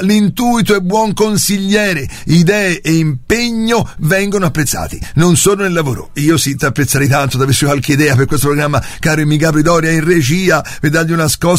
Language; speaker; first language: Italian; native; Italian